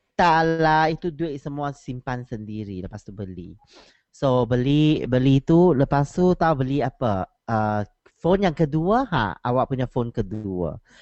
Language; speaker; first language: Malay; non-native, learner; Chinese